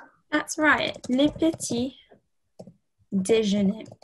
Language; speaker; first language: French; non-native, fluent; English